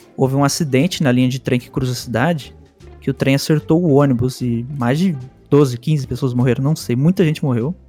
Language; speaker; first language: Portuguese; early bilingual, other home language; Spanish